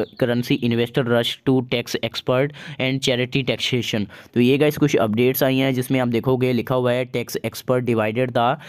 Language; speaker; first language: Hindi; native; Hindi